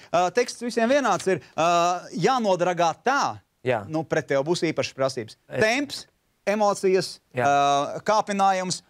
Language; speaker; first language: Latvian; native; Latvian